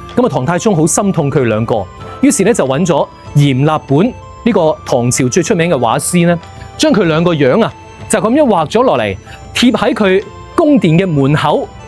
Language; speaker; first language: Cantonese; native; Cantonese